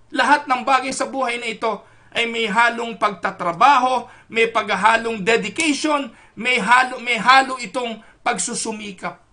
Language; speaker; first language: Filipino; native; Filipino